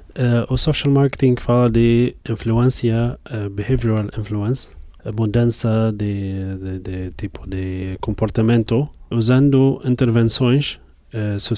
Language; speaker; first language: Portuguese; non-native, fluent; Arabic